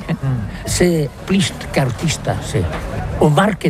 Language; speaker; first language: French; non-native, learner; Catalan